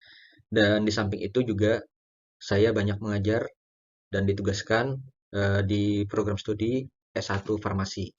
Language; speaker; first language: Indonesian; native; Indonesian